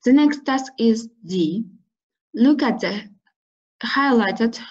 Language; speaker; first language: English; non-native, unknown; Kazakh